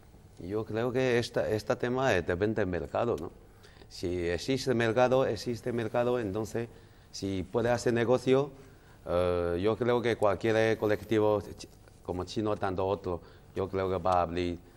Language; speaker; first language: Spanish; non-native, learner; Chinese